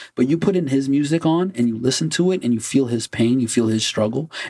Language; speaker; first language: English; non-native, fluent; Portuguese